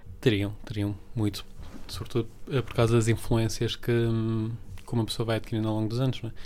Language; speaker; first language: Portuguese; early bilingual, other home language; Spanish